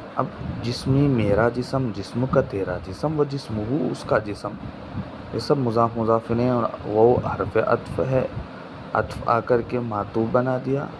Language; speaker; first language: Urdu; non-native, local second language; Tamil